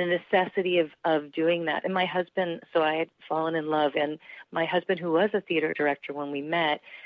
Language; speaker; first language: English; native; English